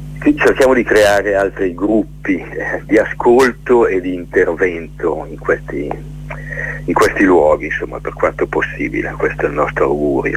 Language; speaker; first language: Italian; native; Italian